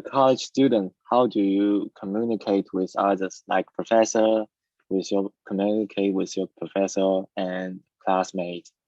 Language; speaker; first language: English; non-native, learner; Chinese